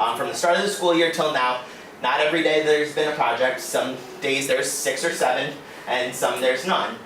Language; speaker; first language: English; native; English